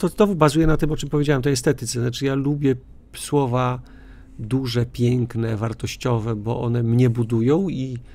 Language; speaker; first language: Polish; native; Polish